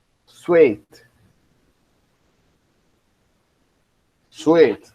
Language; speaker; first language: English; non-native, fluent; Spanish